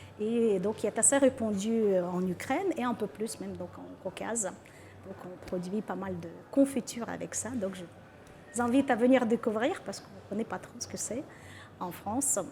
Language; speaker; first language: French; non-native, fluent; Ukrainian